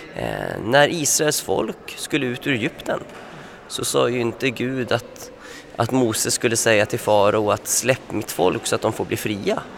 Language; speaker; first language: Swedish; native; Swedish